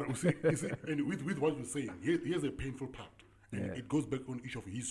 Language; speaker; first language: English; non-native, local second language; Tsonga